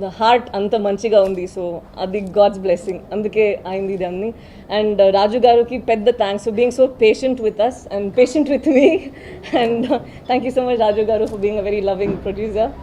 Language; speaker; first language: Telugu; non-native, learner; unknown